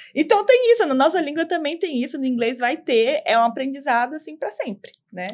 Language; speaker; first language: Portuguese; native; Portuguese